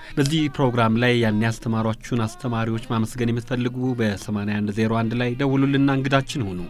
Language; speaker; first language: Amharic; native; Amharic